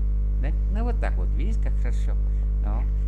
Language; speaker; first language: Russian; non-native, fluent; Vietnamese